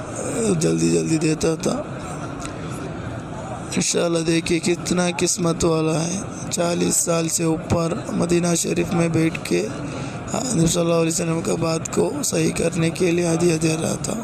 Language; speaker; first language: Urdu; non-native, fluent; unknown